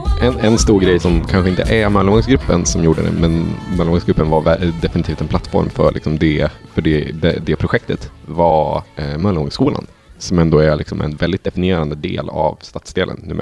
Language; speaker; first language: Swedish; native; Swedish